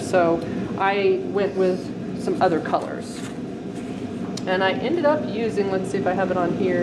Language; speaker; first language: English; native; English